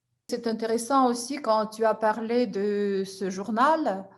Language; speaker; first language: French; non-native, fluent; Russian